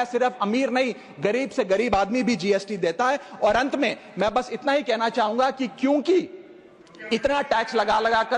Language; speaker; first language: Hindi; native; Hindi